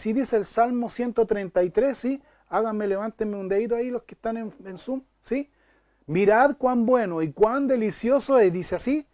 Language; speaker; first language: Spanish; native; Spanish